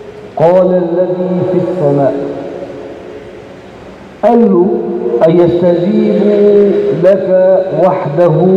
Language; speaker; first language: Arabic; native; Arabic